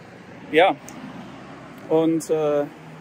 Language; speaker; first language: German; native; German